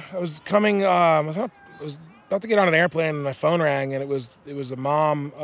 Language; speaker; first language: English; native; English